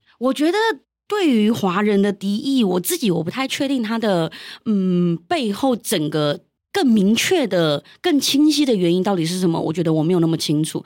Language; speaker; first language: Chinese; early bilingual, heritage; Chinese